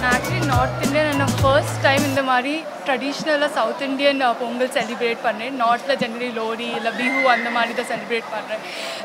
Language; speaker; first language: Tamil; non-native, learner; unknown